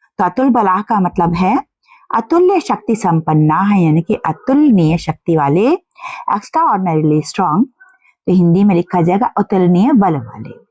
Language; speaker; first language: Hindi; native; Hindi